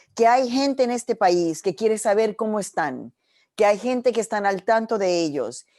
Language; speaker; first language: Spanish; early bilingual, heritage; Spanish